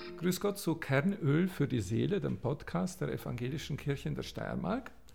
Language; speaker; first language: German; native; German